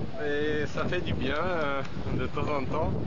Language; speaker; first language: French; non-native, fluent; Italian